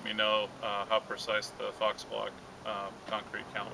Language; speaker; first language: English; native; English